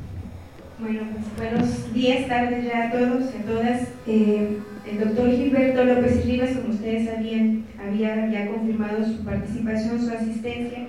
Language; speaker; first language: Spanish; native; Spanish